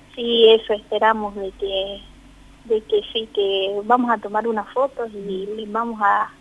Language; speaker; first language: Spanish; native; Spanish